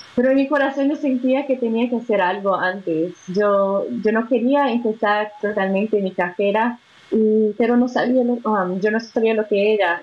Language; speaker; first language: Spanish; non-native, fluent; Portuguese